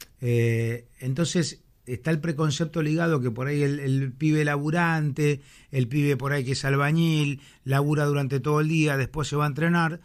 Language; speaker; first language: Spanish; native; Spanish